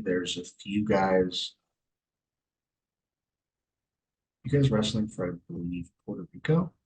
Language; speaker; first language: English; native; English